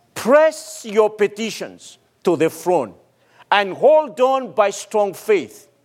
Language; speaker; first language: English; non-native, fluent; Malagasy